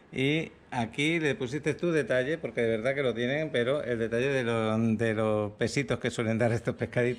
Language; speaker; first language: Spanish; native; Spanish